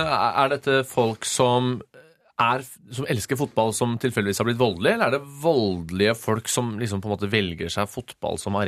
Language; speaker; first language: Norwegian; native; Norwegian